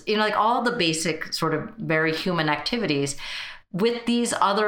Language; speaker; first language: English; early bilingual, other home language; Chinese